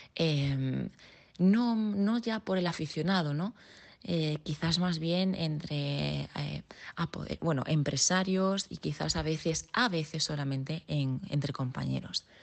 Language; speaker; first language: Spanish; native; Spanish